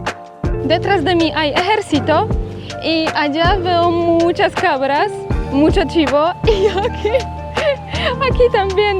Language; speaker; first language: Spanish; non-native, fluent; Polish